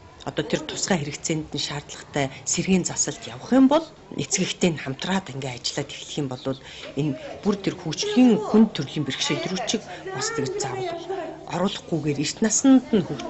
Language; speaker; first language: Mongolian; native; Mongolian